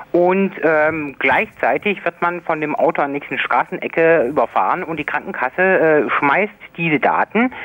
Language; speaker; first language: German; non-native, fluent; Spanish